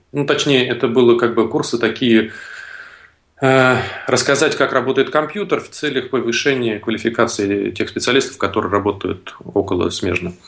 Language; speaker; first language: Russian; native; Russian